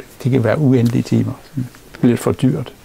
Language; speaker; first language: Danish; non-native, fluent; English